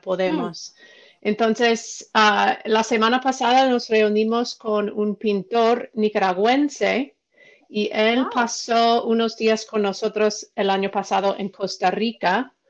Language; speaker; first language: Spanish; non-native, fluent; English